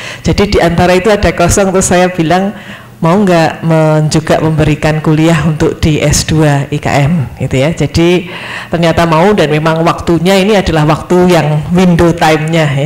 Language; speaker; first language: Indonesian; native; Indonesian